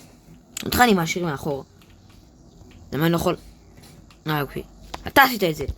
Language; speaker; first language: Hebrew; native; Hebrew